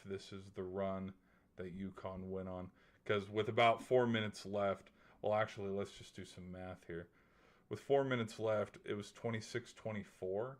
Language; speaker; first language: English; native; English